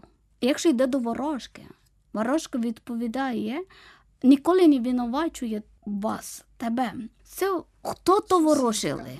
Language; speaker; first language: Ukrainian; non-native, learner; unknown